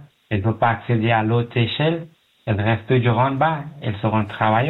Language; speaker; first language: French; non-native, learner; Pashto